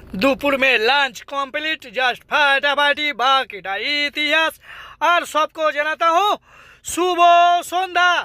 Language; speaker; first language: Hindi; non-native, local second language; Bangla